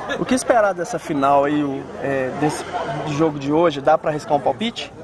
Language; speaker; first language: Portuguese; native; Portuguese